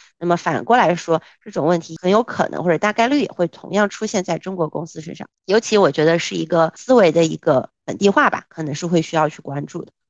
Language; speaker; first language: Chinese; native; Chinese